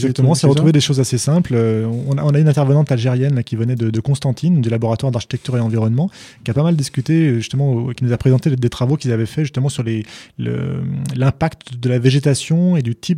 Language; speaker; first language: French; native; French